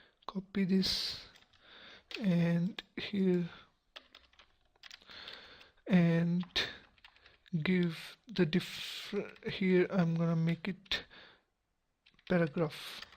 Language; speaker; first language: English; non-native, local second language; Urdu